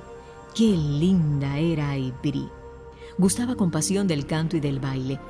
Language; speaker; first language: Spanish; native; Spanish